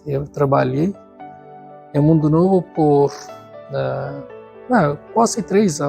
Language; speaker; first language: Portuguese; non-native, fluent; Tamil